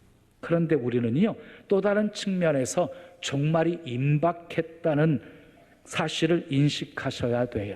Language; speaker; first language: Korean; native; Korean